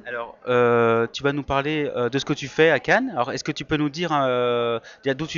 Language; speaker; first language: French; native; French